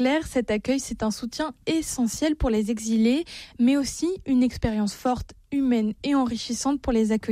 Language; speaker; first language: French; native; French